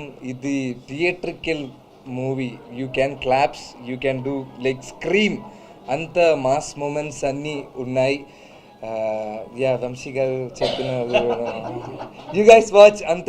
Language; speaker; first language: Telugu; non-native, learner; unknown